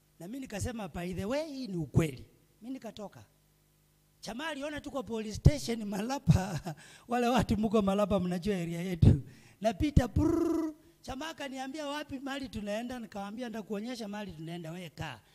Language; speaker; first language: Swahili; non-native, local second language; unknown